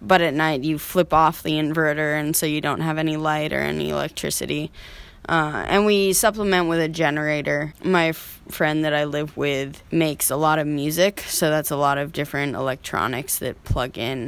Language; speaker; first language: English; native; English